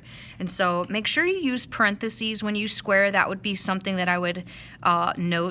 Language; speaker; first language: English; native; English